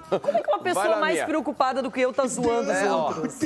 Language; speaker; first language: Portuguese; native; Portuguese